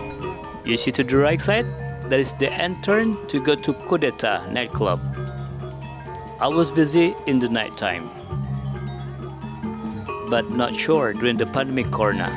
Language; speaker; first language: English; non-native, learner; Indonesian